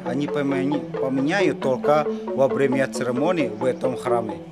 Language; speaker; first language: Russian; non-native, learner; Indonesian